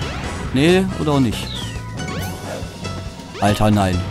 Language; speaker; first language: German; native; German